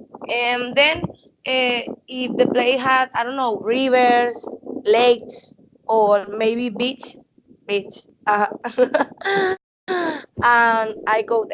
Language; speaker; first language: English; non-native, learner; Spanish